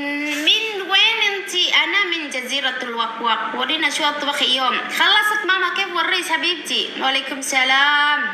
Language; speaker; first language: Arabic; non-native, learner; Indonesian